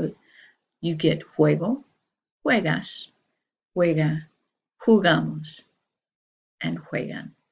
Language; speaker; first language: Spanish; non-native, fluent; English